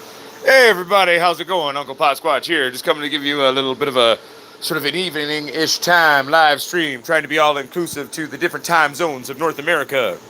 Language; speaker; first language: English; native; English